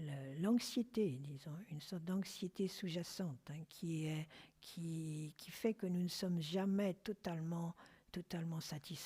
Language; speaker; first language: French; native; French